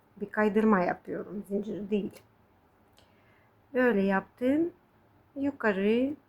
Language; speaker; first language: Turkish; non-native, fluent; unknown